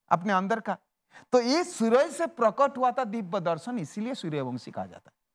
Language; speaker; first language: Hindi; non-native, local second language; Bangla